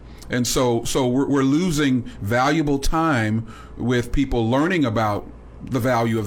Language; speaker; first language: English; native; English